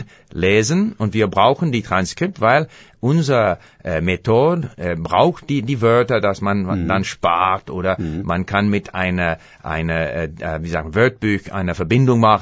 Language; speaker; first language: German; non-native, fluent; English